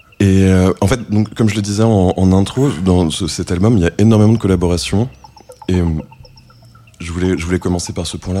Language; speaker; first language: French; native; French